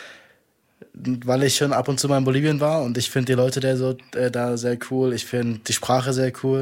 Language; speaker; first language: German; native; German